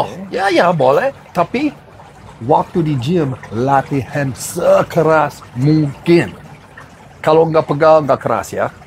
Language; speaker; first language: Indonesian; non-native, fluent; English